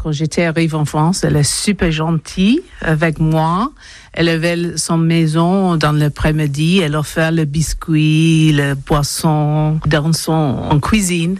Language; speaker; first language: French; non-native, learner; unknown